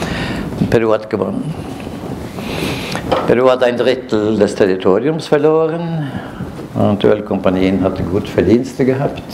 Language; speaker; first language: German; non-native, fluent; Norwegian